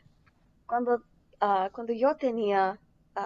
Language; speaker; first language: Spanish; non-native, learner; English